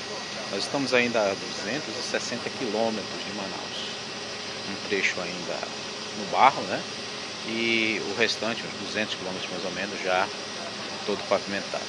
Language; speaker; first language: Portuguese; native; Portuguese